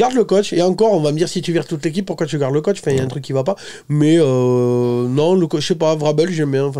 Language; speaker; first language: French; native; French